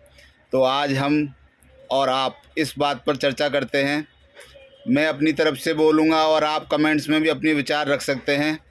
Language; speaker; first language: Hindi; native; Hindi